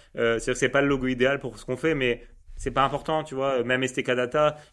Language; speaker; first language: French; native; French